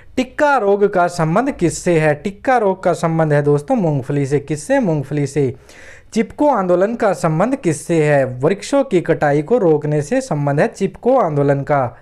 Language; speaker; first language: Hindi; native; Hindi